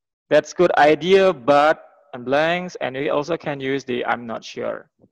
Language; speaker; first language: English; non-native, fluent; Indonesian